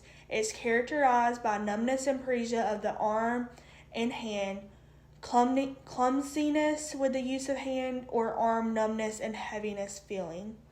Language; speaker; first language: English; native; English